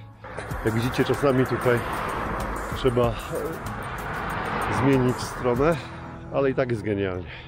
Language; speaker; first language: Polish; native; Polish